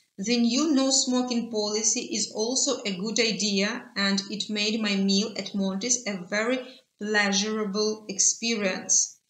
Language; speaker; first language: English; non-native, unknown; Ukrainian